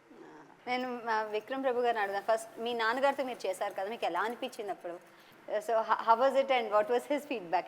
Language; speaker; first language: Telugu; native; Telugu